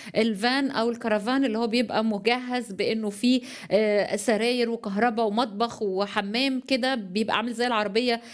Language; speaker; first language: Arabic; native; Arabic